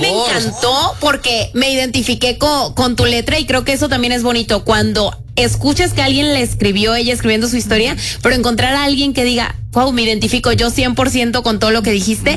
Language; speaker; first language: Spanish; native; Spanish